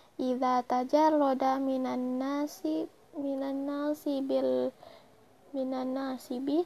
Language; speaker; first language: Arabic; non-native, learner; Indonesian